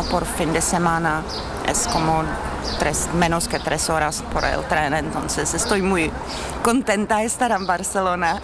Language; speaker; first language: Spanish; non-native, learner; Czech